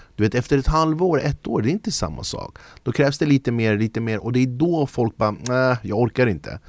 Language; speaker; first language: Swedish; early bilingual, other home language; Kurdish